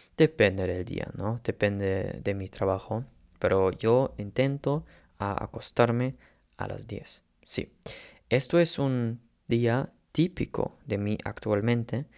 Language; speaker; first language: Spanish; non-native, learner; German